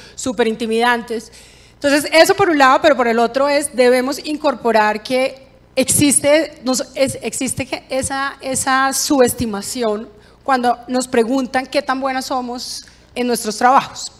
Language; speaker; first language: Spanish; native; Spanish